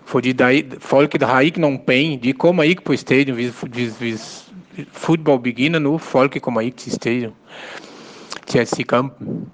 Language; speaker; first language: Danish; non-native, learner; Portuguese